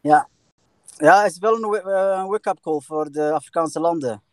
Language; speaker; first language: Dutch; early bilingual, other home language; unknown